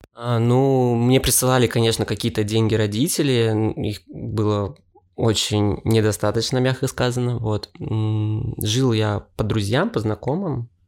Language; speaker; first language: Russian; native; Russian